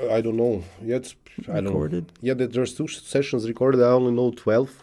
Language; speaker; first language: English; non-native, fluent; Serbian